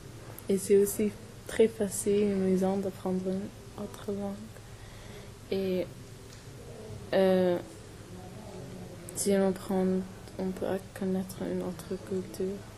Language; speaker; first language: French; non-native, learner; English